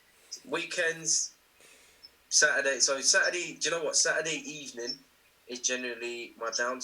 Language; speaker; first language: English; native; English